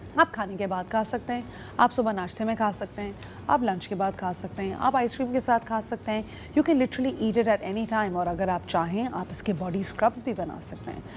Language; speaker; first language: Urdu; native; Urdu